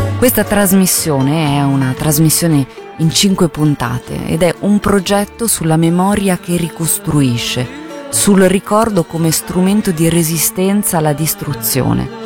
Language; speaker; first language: Italian; native; Italian